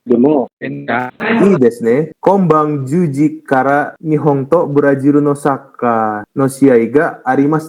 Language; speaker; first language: Japanese; non-native, fluent; Indonesian